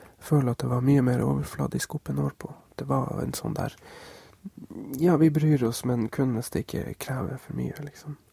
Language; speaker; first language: Norwegian; native; Norwegian